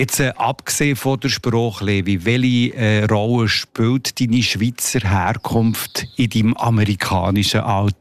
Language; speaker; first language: German; native; German